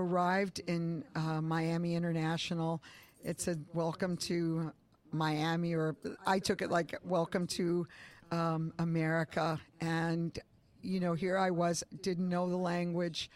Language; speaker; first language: English; early bilingual, other home language; Spanish